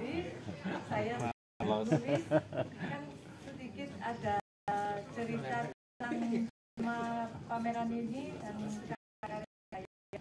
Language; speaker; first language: Indonesian; non-native, learner; Japanese